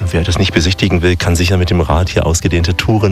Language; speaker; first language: German; native; German